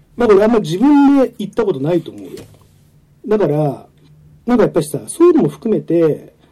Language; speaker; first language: Japanese; native; Japanese